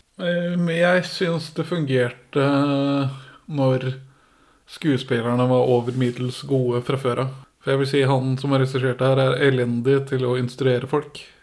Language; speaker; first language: Norwegian; early bilingual, other home language; Persian